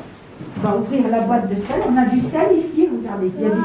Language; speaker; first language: French; non-native, local second language; Arabic